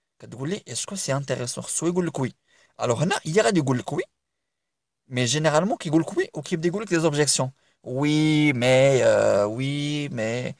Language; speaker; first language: French; non-native, local second language; Arabic